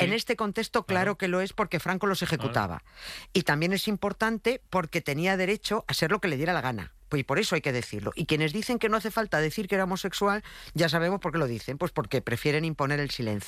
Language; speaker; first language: Spanish; native; Spanish